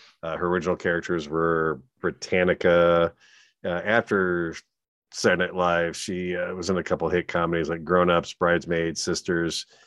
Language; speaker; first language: English; native; English